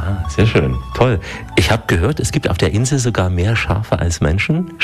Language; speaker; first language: German; native; German